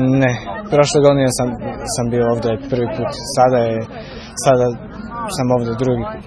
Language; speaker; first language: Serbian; non-native, learner; Slovak